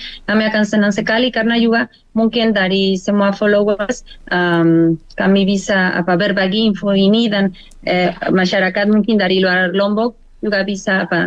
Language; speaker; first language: Indonesian; non-native, learner; Spanish